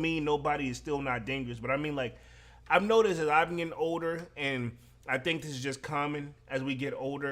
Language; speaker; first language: English; native; English